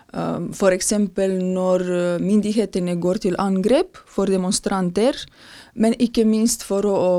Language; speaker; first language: Norwegian; non-native, fluent; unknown